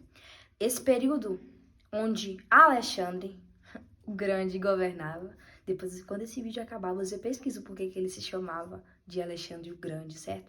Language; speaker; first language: Portuguese; native; Portuguese